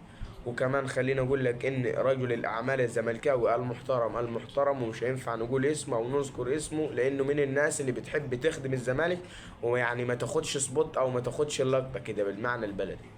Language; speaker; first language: Arabic; native; Arabic